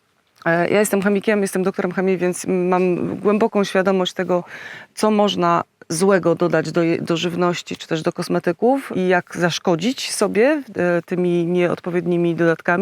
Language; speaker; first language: Polish; native; Polish